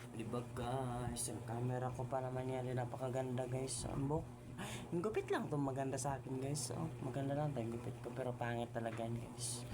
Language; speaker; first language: Filipino; non-native, local second language; Cebuano